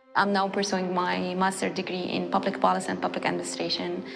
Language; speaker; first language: English; non-native, fluent; Arabic